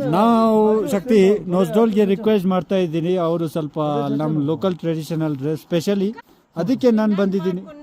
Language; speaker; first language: Kannada; non-native, fluent; Ladakhi